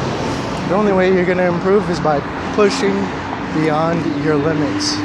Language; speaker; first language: English; native; English